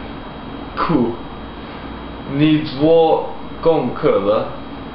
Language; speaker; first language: Chinese; non-native, learner; English